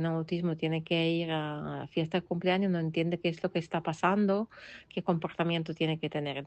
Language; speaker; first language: Spanish; non-native, fluent; Russian